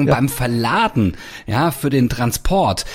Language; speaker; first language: German; native; German